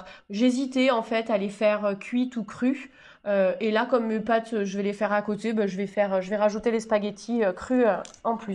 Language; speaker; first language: French; native; French